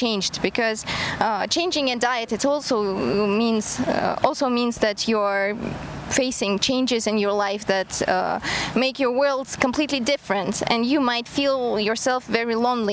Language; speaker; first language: English; non-native, fluent; Kazakh